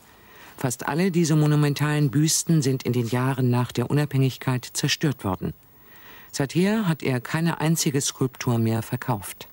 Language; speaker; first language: German; native; German